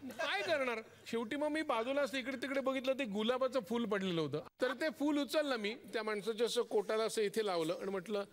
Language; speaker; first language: Marathi; native; Marathi